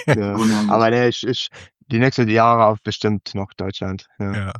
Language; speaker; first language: German; non-native, learner; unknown